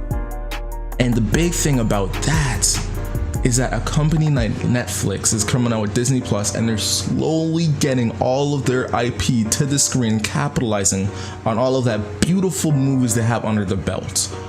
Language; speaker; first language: English; native; English